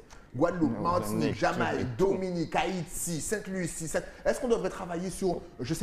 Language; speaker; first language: French; native; French